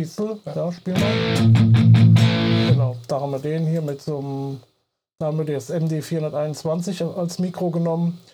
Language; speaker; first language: German; native; German